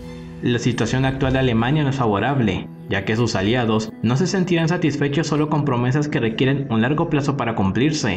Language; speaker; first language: Spanish; native; Spanish